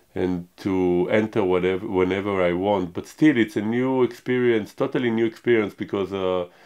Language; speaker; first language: English; non-native, fluent; Hebrew